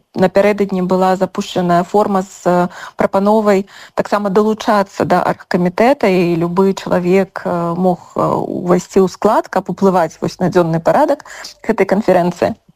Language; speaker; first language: Belarusian; native; Belarusian